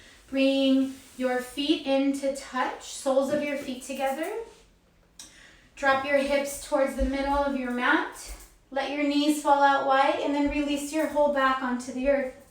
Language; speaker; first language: English; native; English